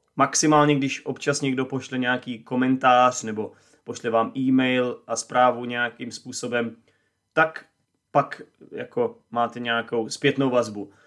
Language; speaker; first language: Czech; native; Czech